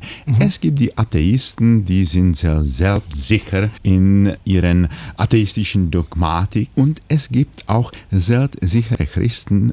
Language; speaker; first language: German; non-native, fluent; Czech